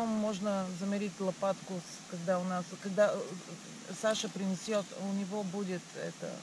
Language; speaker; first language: Russian; non-native, learner; Bulgarian